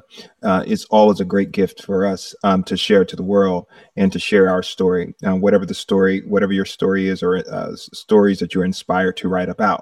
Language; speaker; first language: English; native; English